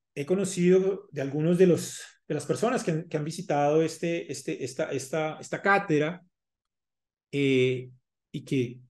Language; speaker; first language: Spanish; native; Spanish